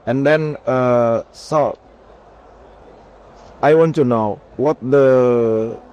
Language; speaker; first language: English; non-native, learner; Indonesian